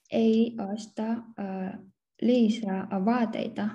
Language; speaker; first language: Finnish; non-native, learner; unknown